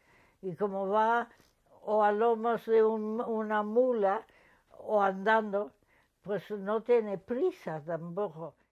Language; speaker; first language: Spanish; non-native, fluent; English